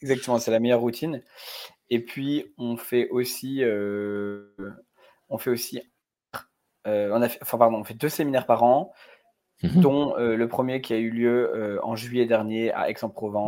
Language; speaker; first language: French; native; French